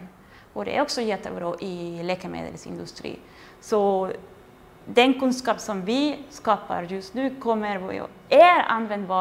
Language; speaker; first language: Swedish; non-native, fluent; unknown